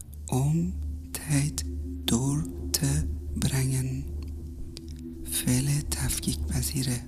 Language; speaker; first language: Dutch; non-native, fluent; Persian